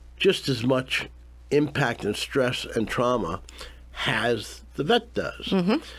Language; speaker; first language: English; native; English